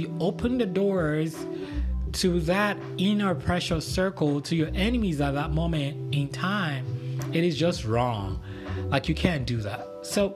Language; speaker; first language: English; non-native, local second language; Yoruba